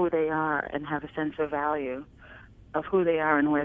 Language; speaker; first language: English; native; English